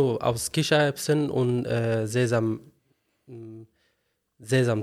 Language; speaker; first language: German; non-native, learner; Arabic